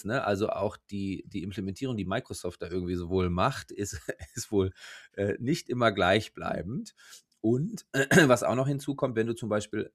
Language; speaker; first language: German; native; German